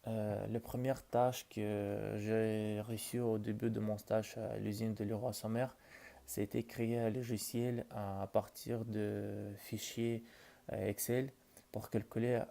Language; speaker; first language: French; non-native, learner; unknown